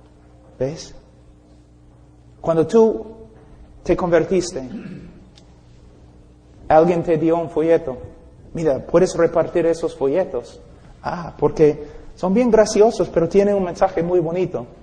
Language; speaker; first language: Spanish; non-native, fluent; English